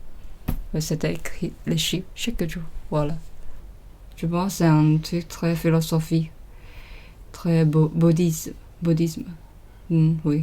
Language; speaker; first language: French; non-native, learner; Chinese